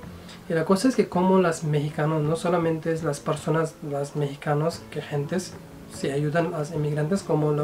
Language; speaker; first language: Spanish; non-native, fluent; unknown